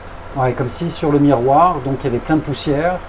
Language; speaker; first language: French; native; French